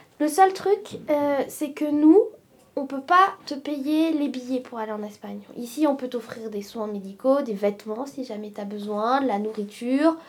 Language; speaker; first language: French; native; French